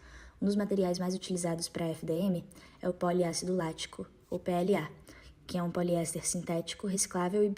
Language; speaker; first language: Portuguese; native; Portuguese